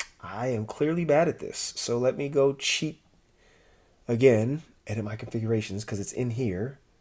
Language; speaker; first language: English; native; English